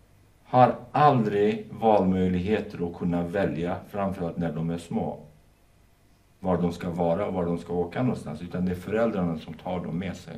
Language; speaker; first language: Swedish; non-native, fluent; Kurdish